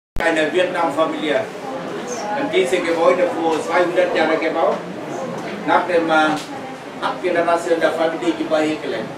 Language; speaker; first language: German; non-native, learner; Vietnamese